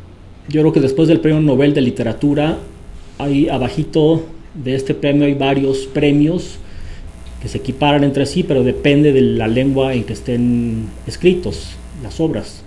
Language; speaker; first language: Spanish; native; Spanish